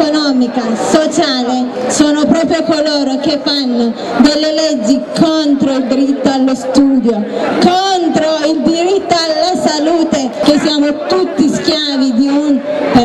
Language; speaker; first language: Italian; non-native, fluent; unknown